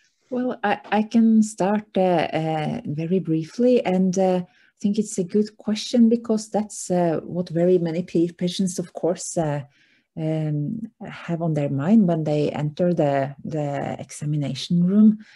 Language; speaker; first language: English; non-native, fluent; Norwegian